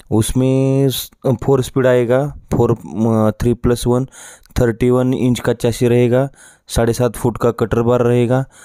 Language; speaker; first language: Hindi; non-native, local second language; Marathi